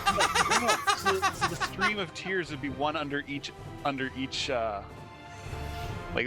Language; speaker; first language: English; native; English